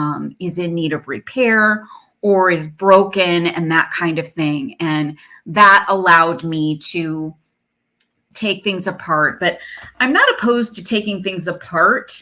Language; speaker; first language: English; native; English